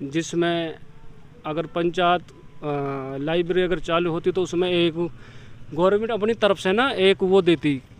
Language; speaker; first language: Hindi; native; Hindi